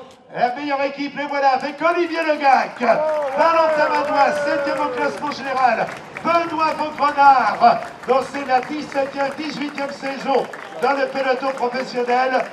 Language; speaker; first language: French; native; French